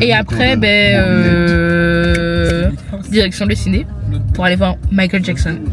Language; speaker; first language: French; native; French